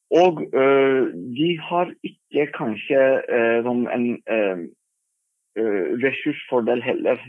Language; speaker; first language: Norwegian; non-native, fluent; Turkish